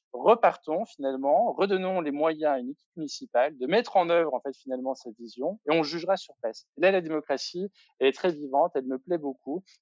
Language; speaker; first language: French; native; French